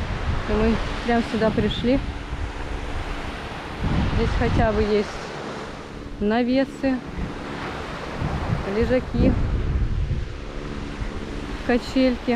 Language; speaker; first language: Russian; native; Russian